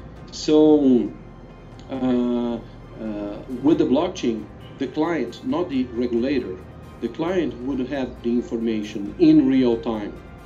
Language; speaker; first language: English; non-native, fluent; Portuguese